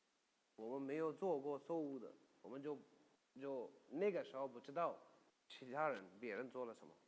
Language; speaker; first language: Chinese; non-native, fluent; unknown